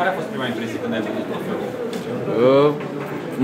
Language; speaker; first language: Romanian; native; Romanian